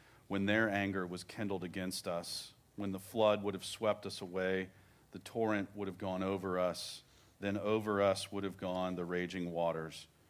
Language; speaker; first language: English; native; English